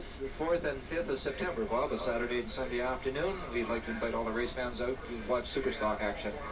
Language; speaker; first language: English; native; English